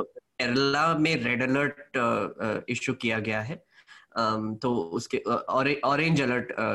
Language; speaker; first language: Hindi; non-native, local second language; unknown